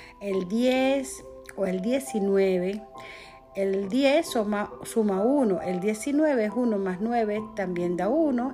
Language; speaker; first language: Spanish; native; Spanish